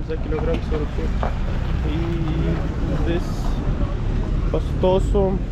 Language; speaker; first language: Russian; non-native, learner; Urdu